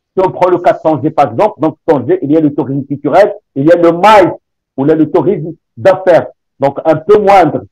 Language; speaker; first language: French; non-native, local second language; Arabic